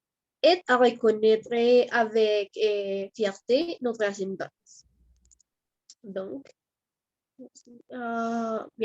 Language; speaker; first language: French; non-native, learner; Spanish